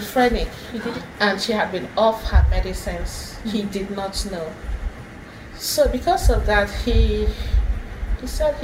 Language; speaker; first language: English; non-native, local second language; Igbo